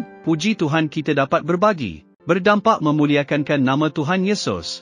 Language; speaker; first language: Indonesian; native; Indonesian